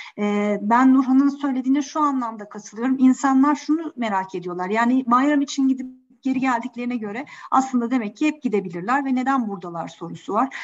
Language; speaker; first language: Turkish; native; Turkish